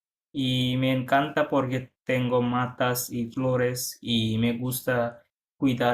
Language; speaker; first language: Spanish; non-native, fluent; Bangla